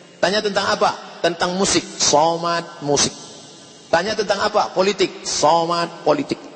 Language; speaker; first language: Indonesian; native; Indonesian